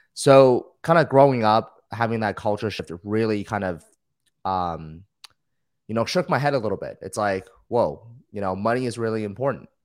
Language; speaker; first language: English; early bilingual, other home language; Chinese